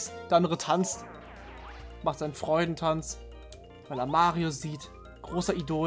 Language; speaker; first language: German; native; German